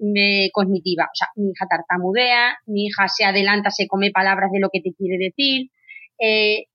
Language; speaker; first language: Spanish; native; Spanish